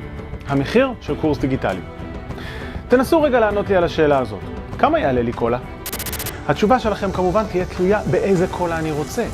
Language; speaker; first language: Hebrew; native; Hebrew